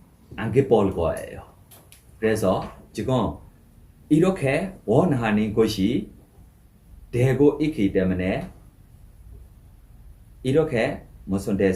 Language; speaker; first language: Korean; non-native, learner; Burmese